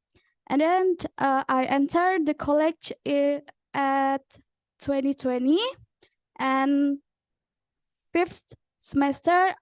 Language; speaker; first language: English; non-native, learner; Indonesian